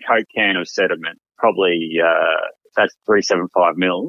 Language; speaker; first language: English; native; English